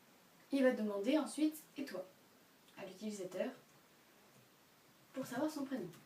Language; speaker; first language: French; native; French